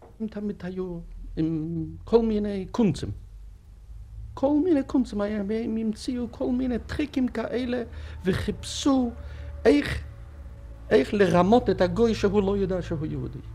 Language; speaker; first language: Hebrew; non-native, fluent; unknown